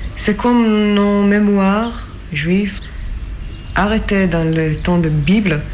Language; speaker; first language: French; non-native, fluent; Hebrew